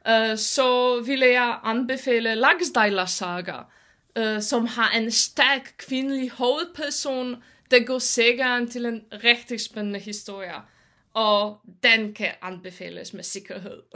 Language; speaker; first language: Danish; non-native, fluent; Polish